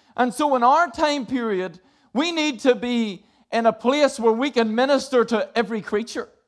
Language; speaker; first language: English; native; English